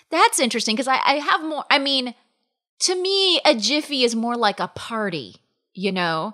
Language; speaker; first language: English; native; English